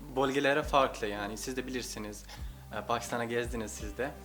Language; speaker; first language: Turkish; non-native, fluent; Urdu